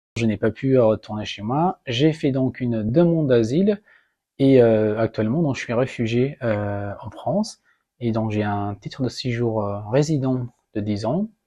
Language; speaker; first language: French; non-native, fluent; Persian